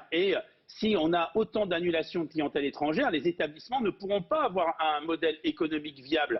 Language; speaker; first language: French; native; French